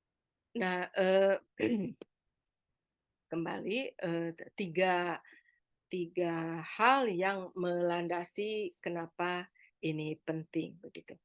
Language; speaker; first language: Indonesian; native; Indonesian